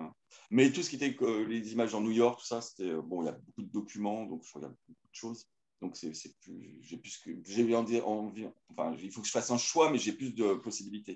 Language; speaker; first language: French; native; French